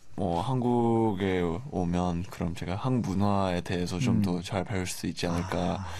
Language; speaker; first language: Korean; non-native, fluent; English